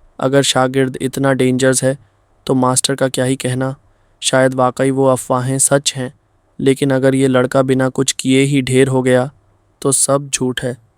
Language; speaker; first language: Hindi; non-native, fluent; Bangla